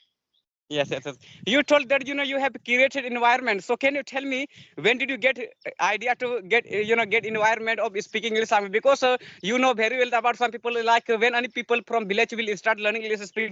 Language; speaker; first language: English; non-native, learner; Santali